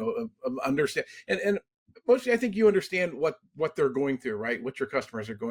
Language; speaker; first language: English; native; English